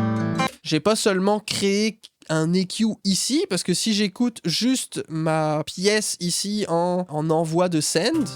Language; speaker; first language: French; native; French